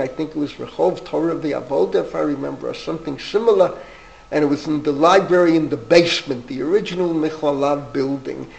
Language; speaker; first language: English; native; English